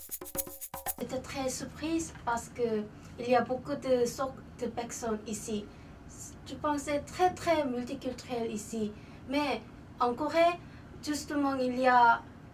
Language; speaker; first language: French; non-native, learner; Korean